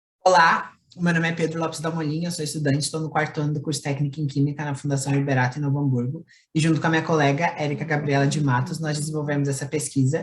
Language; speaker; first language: Portuguese; native; Portuguese